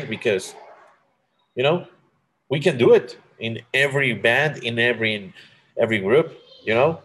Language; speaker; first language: English; non-native, learner; Spanish